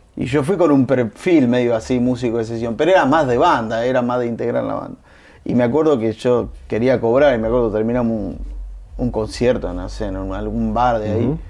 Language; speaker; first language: Spanish; native; Spanish